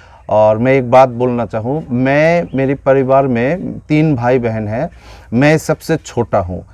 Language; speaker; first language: Hindi; non-native, fluent; Bangla